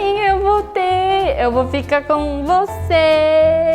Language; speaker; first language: Portuguese; non-native, fluent; Korean